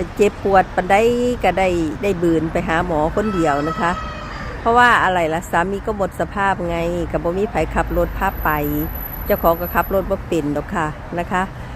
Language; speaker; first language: Thai; native; Thai